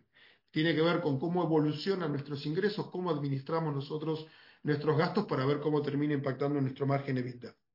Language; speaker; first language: Spanish; native; Spanish